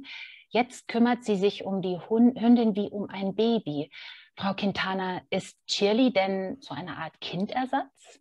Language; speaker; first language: German; native; German